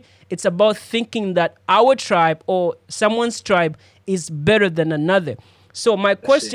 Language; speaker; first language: English; non-native, local second language; Ganda